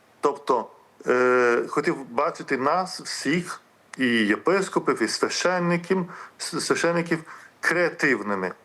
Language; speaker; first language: Ukrainian; non-native, fluent; Lithuanian